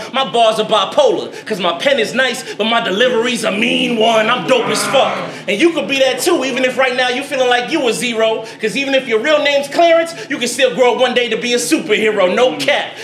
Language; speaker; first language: English; native; English